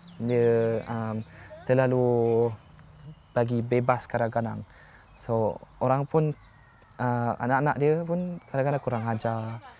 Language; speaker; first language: Malay; non-native, fluent; German